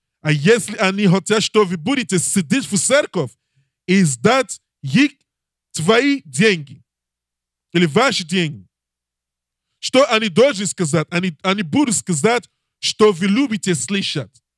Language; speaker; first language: Russian; non-native, learner; English